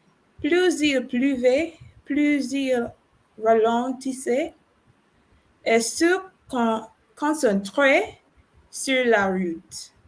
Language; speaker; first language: French; non-native, learner; English